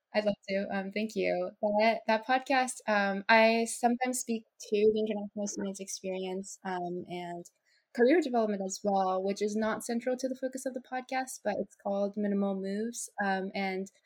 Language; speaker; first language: English; non-native, fluent; Japanese